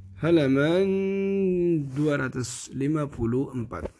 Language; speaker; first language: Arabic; non-native, learner; Indonesian